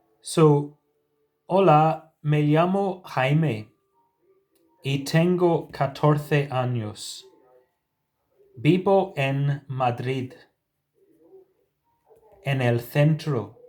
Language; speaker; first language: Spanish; non-native, fluent; English